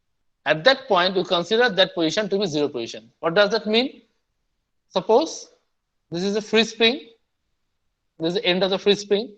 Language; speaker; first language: English; non-native, local second language; Bangla